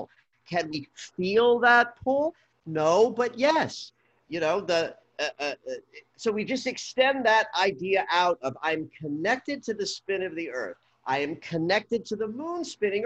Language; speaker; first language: English; native; English